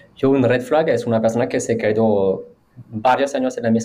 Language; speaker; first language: Spanish; non-native, fluent; French